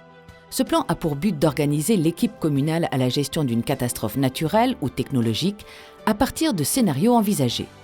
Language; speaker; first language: French; native; French